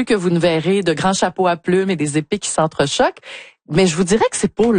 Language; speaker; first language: French; native; French